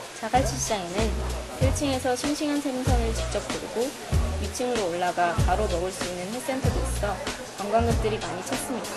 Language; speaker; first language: Korean; native; Korean